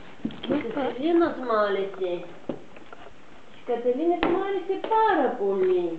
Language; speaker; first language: Greek; non-native, learner; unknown